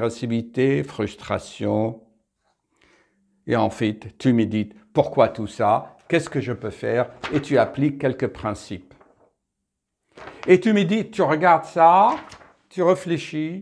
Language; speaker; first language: French; native; French